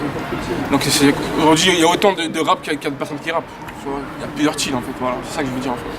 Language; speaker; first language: French; native; French